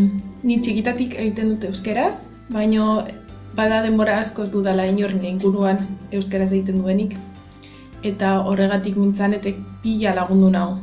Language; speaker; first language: Basque; non-native, local second language; Spanish